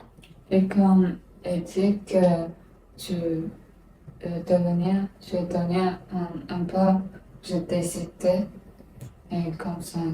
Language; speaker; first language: French; non-native, learner; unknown